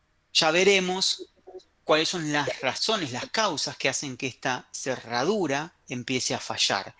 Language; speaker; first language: Spanish; native; Spanish